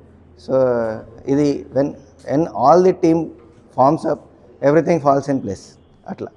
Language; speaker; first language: Telugu; native; Telugu